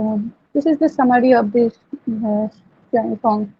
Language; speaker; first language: English; non-native, learner; Bangla